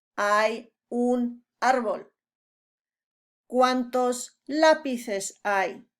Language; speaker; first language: Spanish; non-native, fluent; English